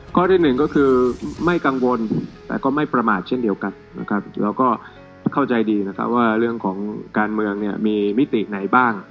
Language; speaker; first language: Thai; native; Thai